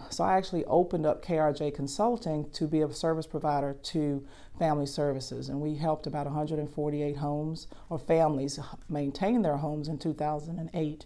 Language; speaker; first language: English; native; English